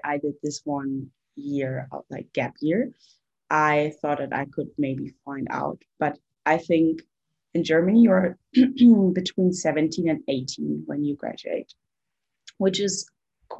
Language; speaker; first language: English; non-native, fluent; German